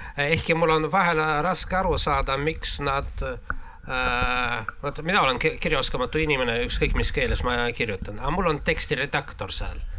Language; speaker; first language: Estonian; non-native, local second language; Russian